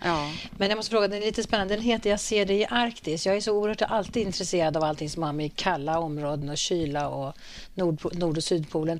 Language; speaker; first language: Swedish; native; Swedish